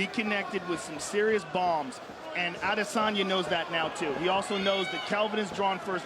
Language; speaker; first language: English; native; English